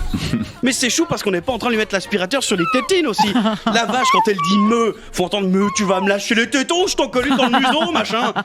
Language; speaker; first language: French; native; French